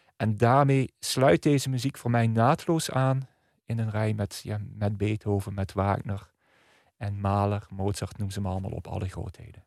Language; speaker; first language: Dutch; native; Dutch